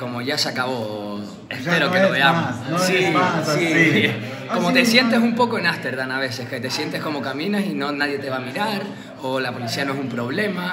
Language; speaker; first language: Spanish; native; Spanish